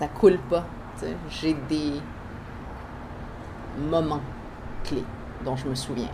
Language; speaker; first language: French; early bilingual, other home language; Spanish